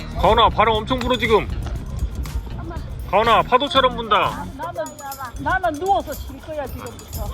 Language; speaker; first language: Korean; native; Korean